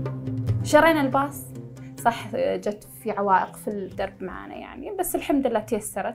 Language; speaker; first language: Arabic; native; Arabic